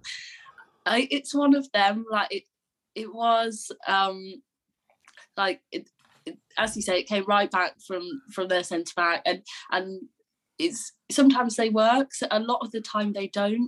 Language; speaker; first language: English; native; English